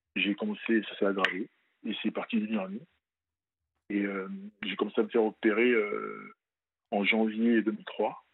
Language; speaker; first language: French; native; French